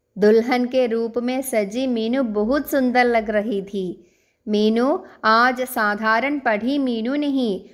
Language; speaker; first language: Hindi; non-native, local second language; Malayalam